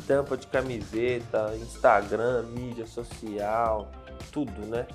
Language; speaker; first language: Portuguese; native; Portuguese